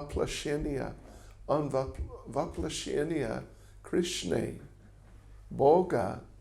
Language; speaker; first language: Russian; non-native, learner; English